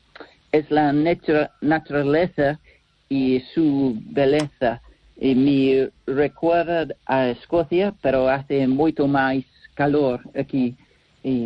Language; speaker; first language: Spanish; non-native, learner; English